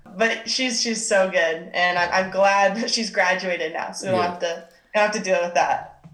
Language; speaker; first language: English; native; English